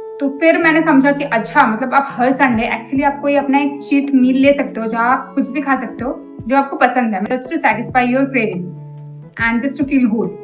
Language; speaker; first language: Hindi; non-native, local second language; Bangla